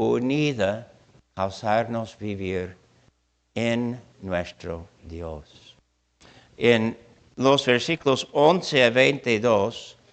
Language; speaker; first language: Spanish; non-native, fluent; English